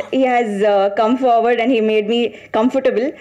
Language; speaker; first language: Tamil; non-native, learner; Telugu